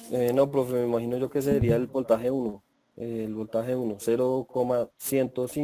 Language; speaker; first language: Spanish; native; Spanish